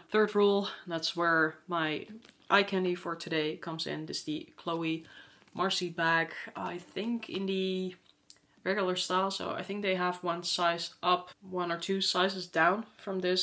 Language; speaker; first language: English; non-native, fluent; Dutch